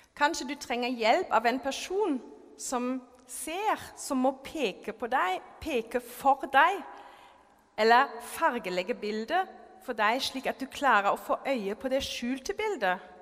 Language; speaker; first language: Norwegian; non-native, fluent; German